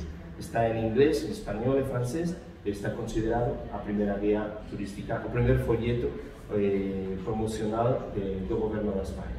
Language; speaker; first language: Portuguese; non-native, fluent; Spanish